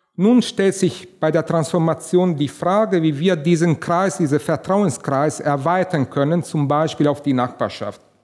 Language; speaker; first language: German; non-native, fluent; Italian